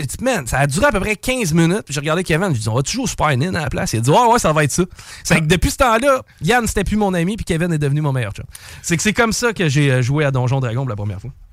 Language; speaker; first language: French; native; French